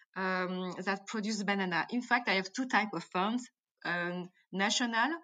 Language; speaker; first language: English; non-native, fluent; French